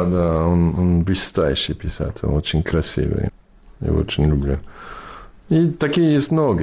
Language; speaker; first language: Russian; non-native, fluent; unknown